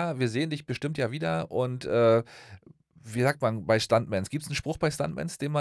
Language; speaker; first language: German; native; German